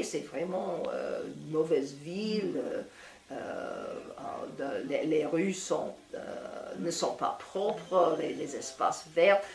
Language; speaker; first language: French; non-native, fluent; English